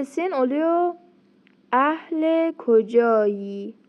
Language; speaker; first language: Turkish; non-native, fluent; Persian